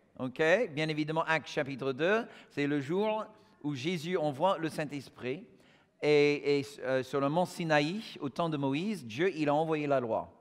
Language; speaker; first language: French; non-native, fluent; English